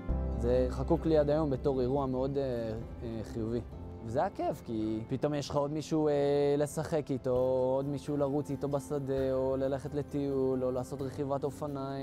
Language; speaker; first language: Hebrew; native; Hebrew